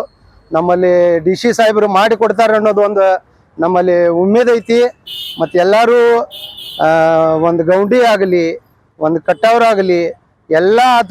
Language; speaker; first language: Kannada; native; Kannada